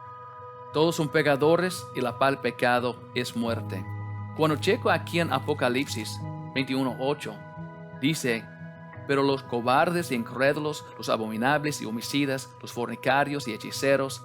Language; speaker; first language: Spanish; non-native, learner; English